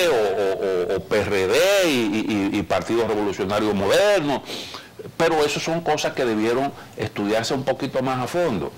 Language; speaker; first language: Spanish; native; Spanish